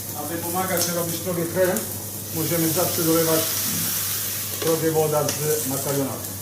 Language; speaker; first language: Polish; non-native, learner; Italian